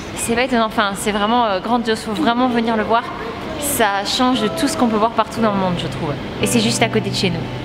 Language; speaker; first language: French; native; French